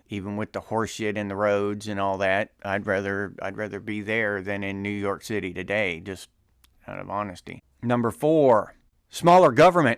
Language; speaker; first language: English; native; English